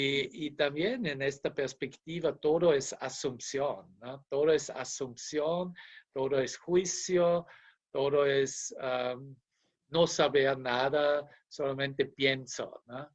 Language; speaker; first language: Spanish; non-native, fluent; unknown